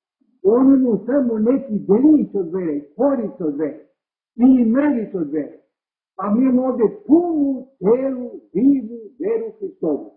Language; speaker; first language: Serbian; native; Serbian